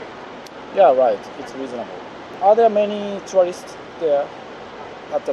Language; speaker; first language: English; non-native, fluent; Japanese